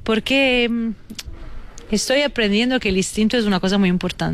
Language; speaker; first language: Spanish; non-native, fluent; Italian